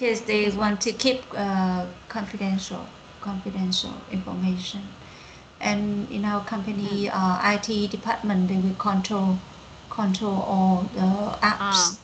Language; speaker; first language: English; non-native, learner; Vietnamese